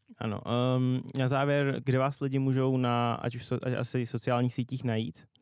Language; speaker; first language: Czech; native; Czech